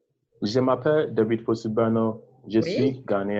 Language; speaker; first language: French; non-native, learner; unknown